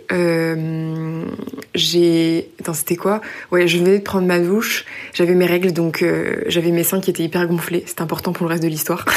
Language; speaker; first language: French; native; French